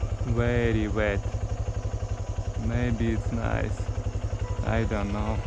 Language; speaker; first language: English; non-native, learner; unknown